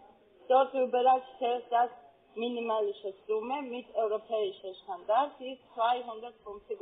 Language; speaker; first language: German; non-native, fluent; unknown